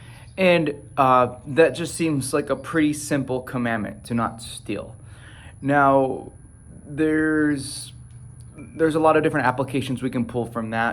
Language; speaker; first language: English; native; English